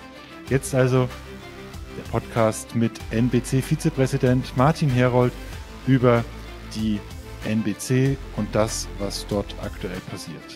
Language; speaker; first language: German; native; German